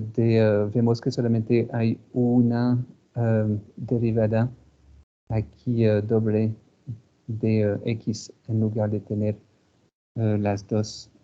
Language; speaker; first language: Spanish; non-native, fluent; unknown